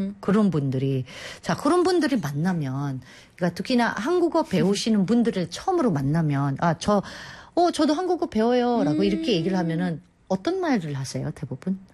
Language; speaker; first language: Korean; non-native, fluent; Turkish